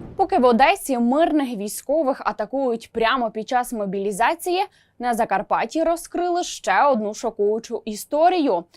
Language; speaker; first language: Ukrainian; native; Ukrainian